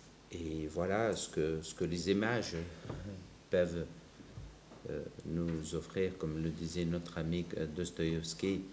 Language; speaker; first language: French; non-native, local second language; Arabic